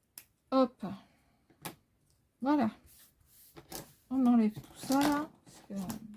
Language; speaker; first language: French; native; French